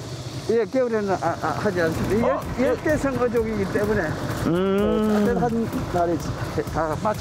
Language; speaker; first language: Korean; native; Korean